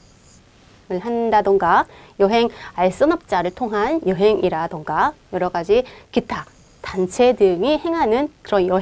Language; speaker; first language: Korean; native; Korean